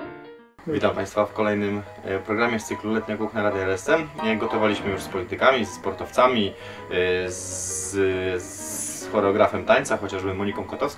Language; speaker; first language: Polish; native; Polish